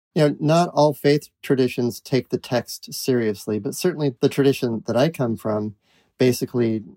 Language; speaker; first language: English; native; English